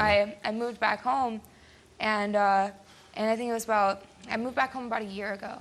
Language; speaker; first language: English; native; English